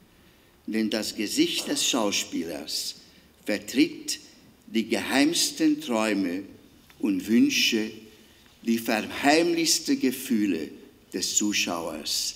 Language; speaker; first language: German; non-native, fluent; Hungarian